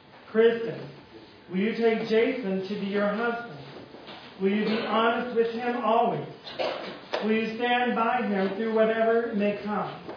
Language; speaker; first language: English; native; English